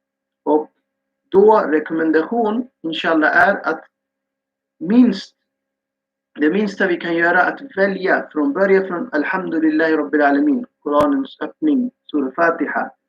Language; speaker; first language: Swedish; non-native, fluent; Urdu